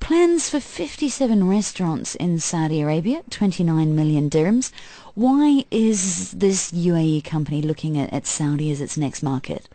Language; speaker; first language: English; native; English